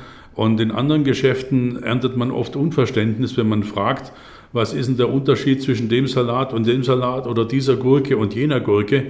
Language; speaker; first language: German; native; German